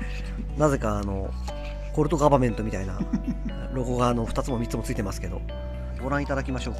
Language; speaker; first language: Japanese; native; Japanese